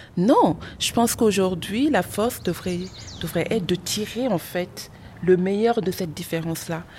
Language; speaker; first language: French; non-native, local second language; Wolof